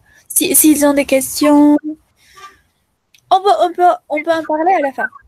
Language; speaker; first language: French; non-native, fluent; Spanish